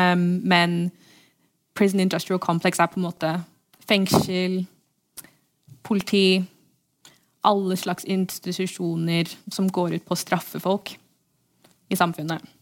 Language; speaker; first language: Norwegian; early bilingual, heritage; English